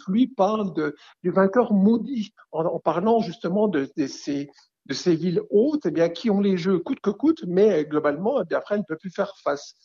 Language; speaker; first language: French; native; French